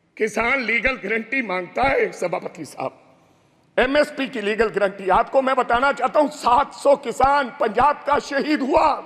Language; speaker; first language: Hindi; non-native, local second language; Punjabi